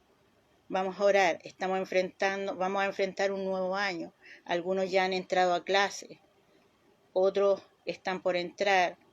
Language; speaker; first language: Spanish; native; Spanish